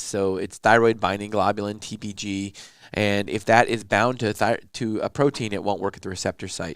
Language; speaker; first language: English; native; English